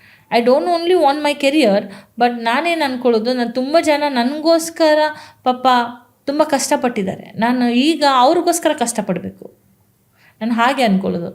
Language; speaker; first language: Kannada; non-native, local second language; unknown